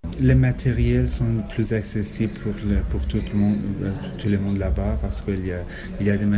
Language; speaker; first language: French; non-native, learner; Persian